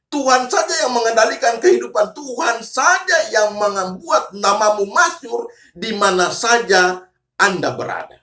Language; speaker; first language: Indonesian; native; Indonesian